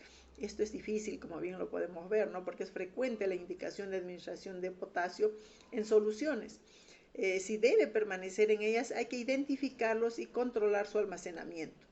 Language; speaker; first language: Spanish; native; Spanish